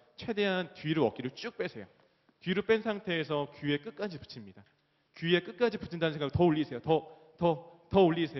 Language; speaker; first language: Korean; native; Korean